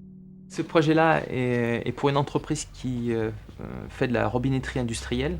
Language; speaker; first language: French; native; French